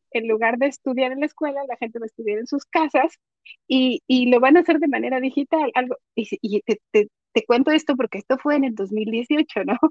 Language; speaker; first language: Spanish; native; Spanish